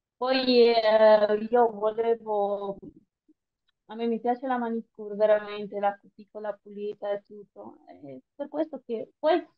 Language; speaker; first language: Italian; non-native, fluent; Romanian